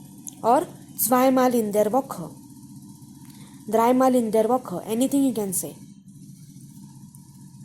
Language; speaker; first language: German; non-native, fluent; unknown